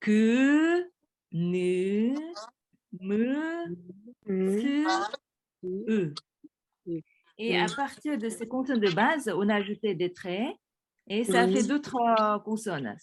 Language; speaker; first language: French; early bilingual, other home language; Korean